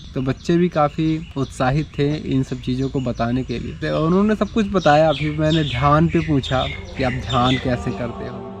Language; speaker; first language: Hindi; native; Hindi